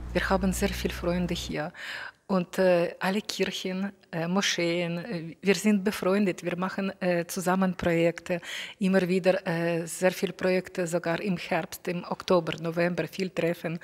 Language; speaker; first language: German; non-native, fluent; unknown